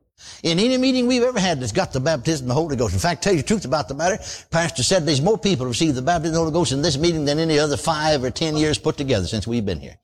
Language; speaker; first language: English; native; English